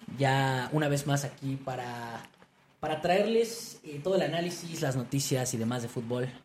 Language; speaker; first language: Spanish; native; Spanish